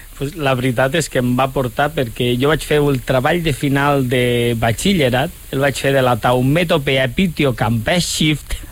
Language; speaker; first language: Catalan; non-native, local second language; Spanish